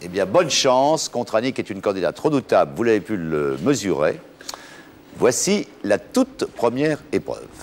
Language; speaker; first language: French; native; French